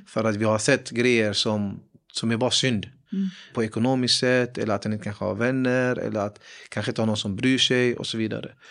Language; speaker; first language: Swedish; early bilingual, other home language; Kurdish